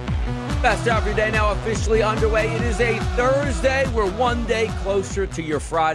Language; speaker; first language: English; native; English